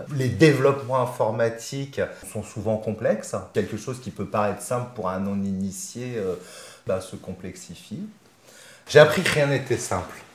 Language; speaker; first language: French; native; French